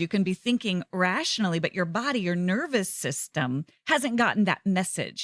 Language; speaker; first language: English; native; English